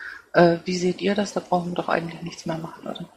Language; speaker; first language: German; native; German